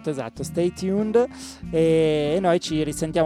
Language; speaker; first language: Italian; native; Italian